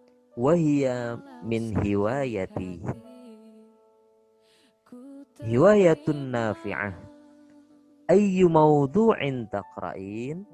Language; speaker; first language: Arabic; non-native, fluent; Indonesian